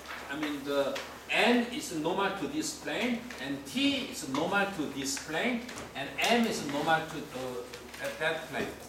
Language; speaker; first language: English; non-native, fluent; Korean